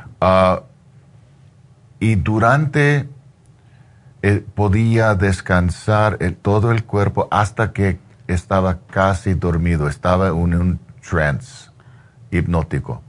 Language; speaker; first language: Spanish; non-native, learner; English